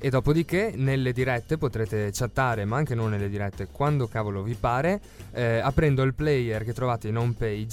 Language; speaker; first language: Italian; native; Italian